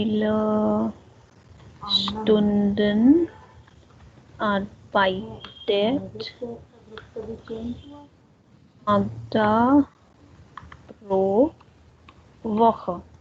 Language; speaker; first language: German; non-native, learner; Hindi